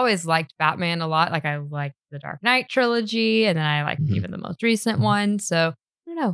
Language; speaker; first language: English; native; English